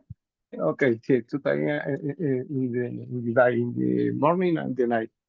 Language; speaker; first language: English; non-native, learner; Spanish